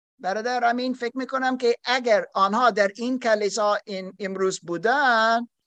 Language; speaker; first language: Persian; non-native, learner; German